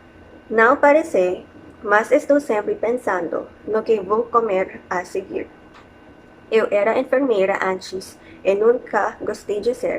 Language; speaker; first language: Portuguese; non-native, learner; Filipino